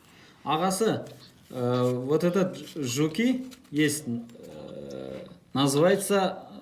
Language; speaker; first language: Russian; non-native, local second language; Kazakh